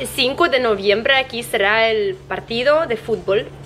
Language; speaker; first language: Spanish; non-native, fluent; Russian